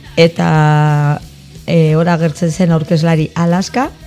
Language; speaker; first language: Basque; non-native, local second language; Spanish